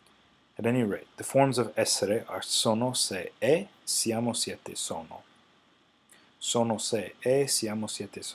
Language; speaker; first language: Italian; non-native, fluent; English